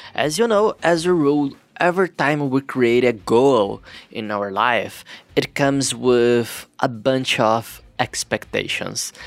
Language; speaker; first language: English; non-native, learner; Portuguese